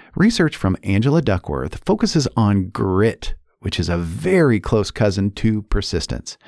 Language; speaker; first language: English; native; English